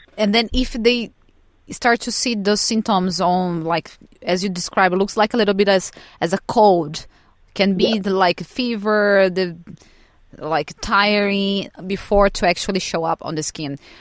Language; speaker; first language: English; non-native, fluent; Portuguese